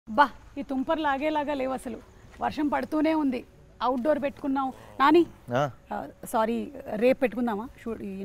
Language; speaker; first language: Telugu; native; Telugu